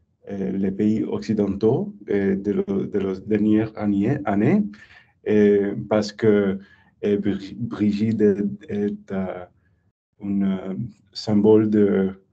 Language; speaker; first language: French; non-native, learner; English